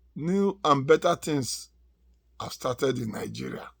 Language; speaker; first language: English; non-native, local second language; Yoruba